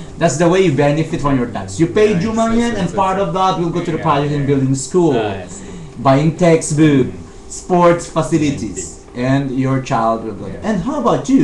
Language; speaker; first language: English; non-native, fluent; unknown